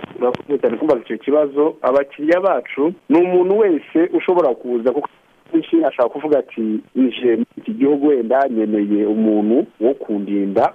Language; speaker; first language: Kinyarwanda; native; Kinyarwanda